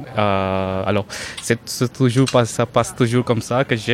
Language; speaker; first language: French; non-native, fluent; Hindi